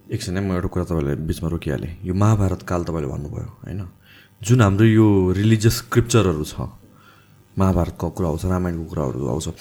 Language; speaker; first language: Nepali; native; Nepali